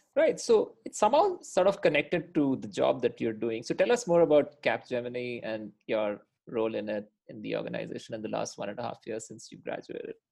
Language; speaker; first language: English; non-native, local second language; Hindi